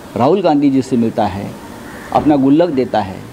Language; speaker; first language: Hindi; non-native, local second language; Marathi